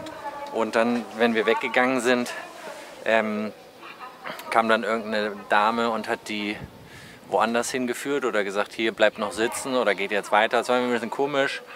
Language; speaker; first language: German; native; German